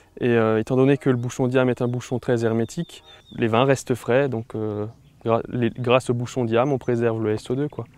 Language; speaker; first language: French; native; French